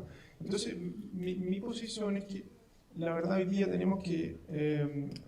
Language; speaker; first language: Spanish; non-native, learner; Danish